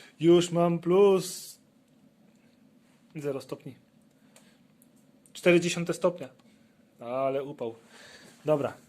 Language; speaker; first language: Polish; native; Polish